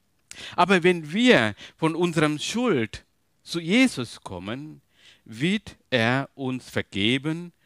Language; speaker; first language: German; non-native, learner; Tamil